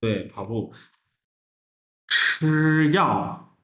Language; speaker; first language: Chinese; non-native, fluent; Urdu